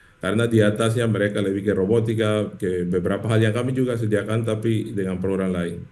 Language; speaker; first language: Indonesian; non-native, fluent; English